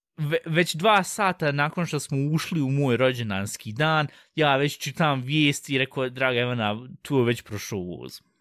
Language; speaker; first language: Bosnian; early bilingual, heritage; Bosnian